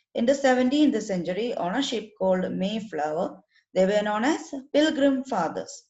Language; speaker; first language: English; non-native, local second language; Malayalam